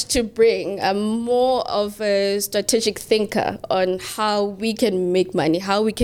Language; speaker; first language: English; non-native, local second language; Southern Sotho